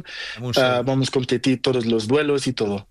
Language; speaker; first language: Spanish; non-native, learner; Portuguese